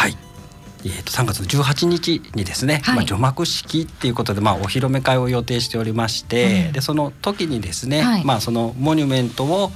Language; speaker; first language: Japanese; native; Japanese